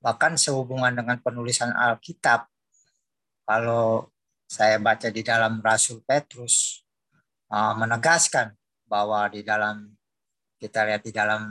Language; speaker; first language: Indonesian; native; Indonesian